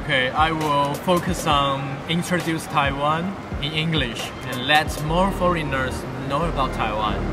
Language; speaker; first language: English; non-native, fluent; Chinese